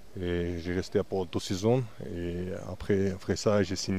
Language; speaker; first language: French; non-native, learner; Georgian